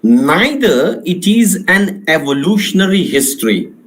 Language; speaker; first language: English; non-native, local second language; Marathi